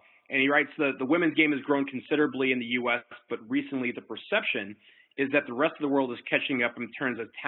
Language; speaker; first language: English; native; English